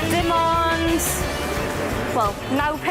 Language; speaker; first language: Welsh; non-native, local second language; English